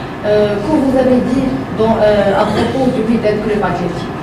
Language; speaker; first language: French; non-native, local second language; Arabic